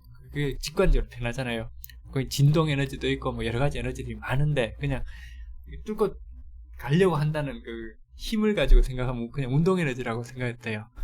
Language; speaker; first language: Korean; native; Korean